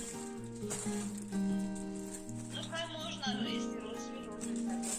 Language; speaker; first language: Russian; non-native, learner; Tajik